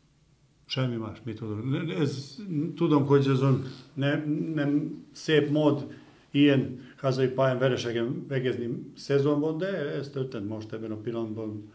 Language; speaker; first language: Hungarian; non-native, learner; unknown